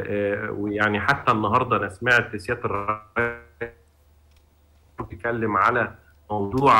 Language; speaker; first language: Arabic; native; Arabic